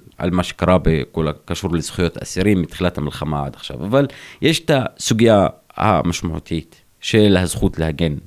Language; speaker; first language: Hebrew; non-native, local second language; Arabic